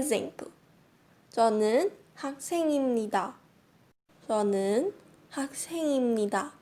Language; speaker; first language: Korean; non-native, fluent; Portuguese